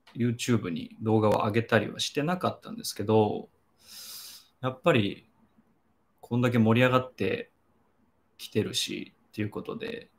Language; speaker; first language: Japanese; native; Japanese